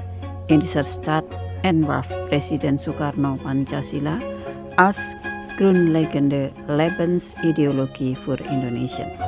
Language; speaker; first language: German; non-native, fluent; Indonesian